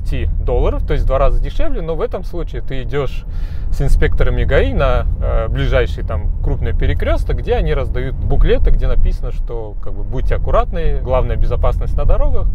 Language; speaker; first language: Russian; native; Russian